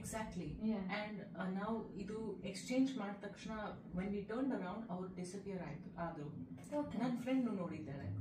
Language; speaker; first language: Kannada; non-native, local second language; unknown